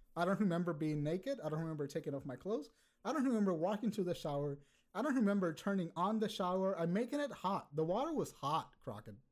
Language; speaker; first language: English; early bilingual, other home language; Spanish